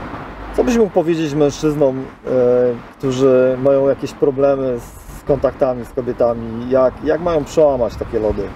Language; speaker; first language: Polish; native; Polish